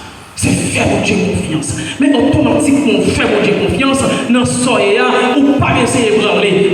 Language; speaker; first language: French; non-native, local second language; Haitian Creole